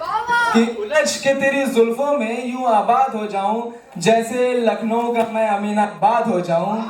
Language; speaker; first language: Hindi; native; Hindi